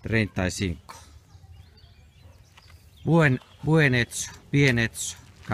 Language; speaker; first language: Spanish; non-native, learner; Finnish